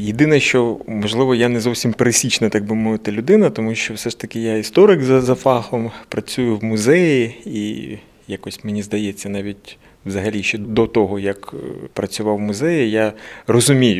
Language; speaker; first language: Ukrainian; native; Ukrainian